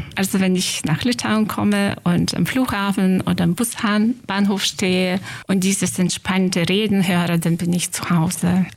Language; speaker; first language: German; non-native, fluent; Lithuanian